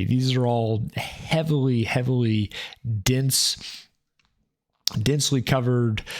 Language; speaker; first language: English; native; English